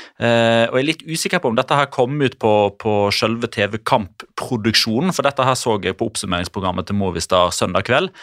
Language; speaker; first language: Norwegian; native; Norwegian